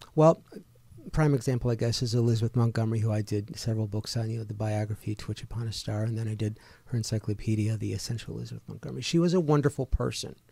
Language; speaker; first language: English; native; English